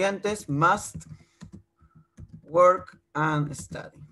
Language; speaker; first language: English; non-native, fluent; Spanish